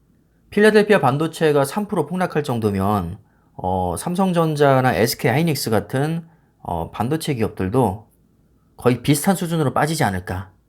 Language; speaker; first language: Korean; native; Korean